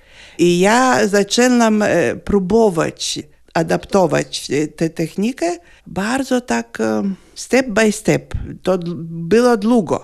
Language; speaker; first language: Polish; non-native, learner; Lithuanian